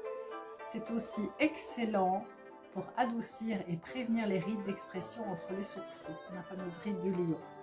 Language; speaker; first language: French; native; French